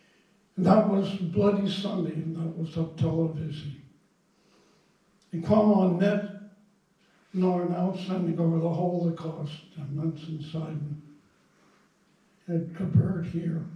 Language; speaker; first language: Dutch; non-native, fluent; English